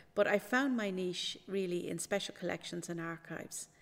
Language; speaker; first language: English; native; English